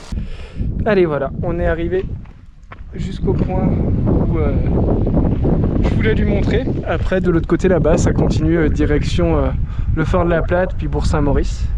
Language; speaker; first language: French; native; French